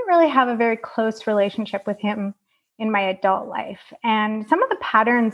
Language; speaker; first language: English; native; English